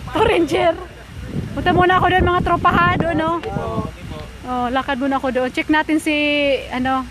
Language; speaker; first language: Filipino; non-native, local second language; Bikol